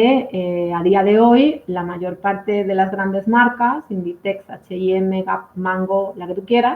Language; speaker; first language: Spanish; native; Spanish